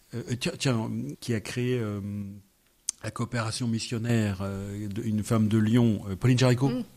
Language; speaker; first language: French; native; French